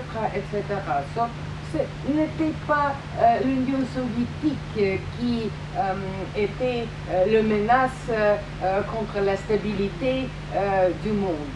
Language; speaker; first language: French; non-native, fluent; Russian